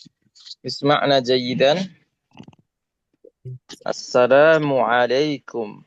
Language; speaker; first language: Arabic; non-native, local second language; Indonesian